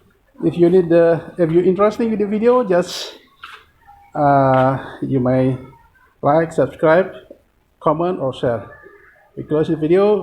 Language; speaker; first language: English; non-native, learner; Indonesian